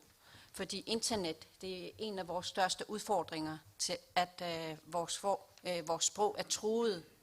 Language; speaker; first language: Danish; non-native, local second language; Kalaallisut